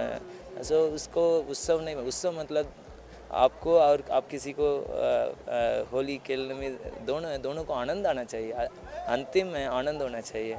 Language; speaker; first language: Hindi; non-native, local second language; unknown